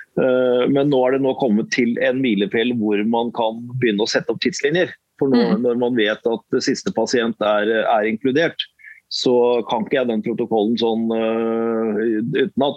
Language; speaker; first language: Norwegian; native; Norwegian